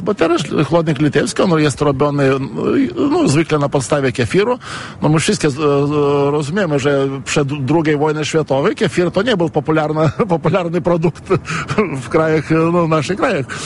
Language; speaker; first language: Polish; non-native, fluent; Lithuanian